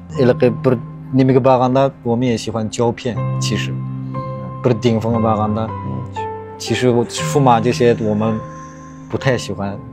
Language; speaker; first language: Chinese; non-native, local second language; Uyghur